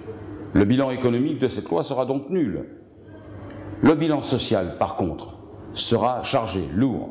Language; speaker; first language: French; native; French